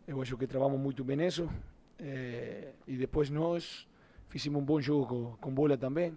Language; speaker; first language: Portuguese; non-native, learner; Spanish